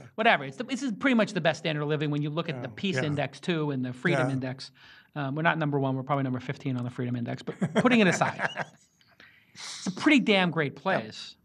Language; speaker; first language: English; native; English